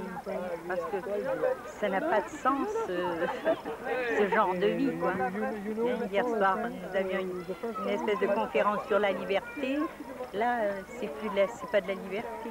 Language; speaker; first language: French; native; French